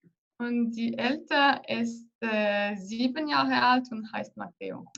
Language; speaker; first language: German; non-native, learner; French